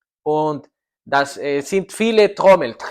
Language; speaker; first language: German; non-native, learner; Spanish